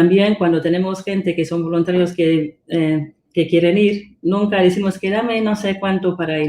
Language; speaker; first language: Spanish; non-native, fluent; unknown